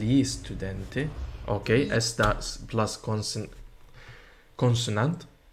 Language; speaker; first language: Italian; non-native, learner; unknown